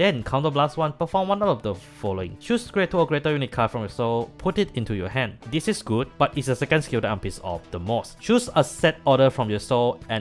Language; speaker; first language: English; non-native, fluent; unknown